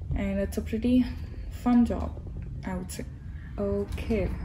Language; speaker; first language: English; non-native, local second language; Telugu